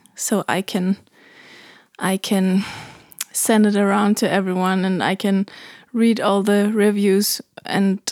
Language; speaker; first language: English; non-native, fluent; German